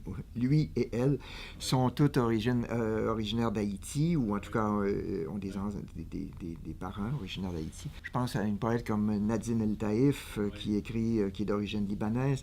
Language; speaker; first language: French; native; French